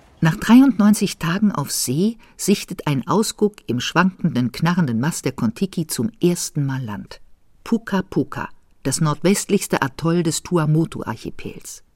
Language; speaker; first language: German; native; German